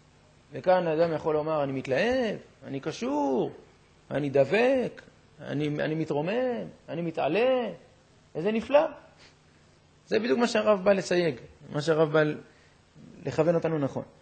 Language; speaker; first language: Hebrew; native; Hebrew